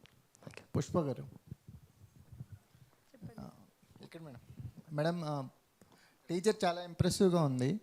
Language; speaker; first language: Telugu; native; Telugu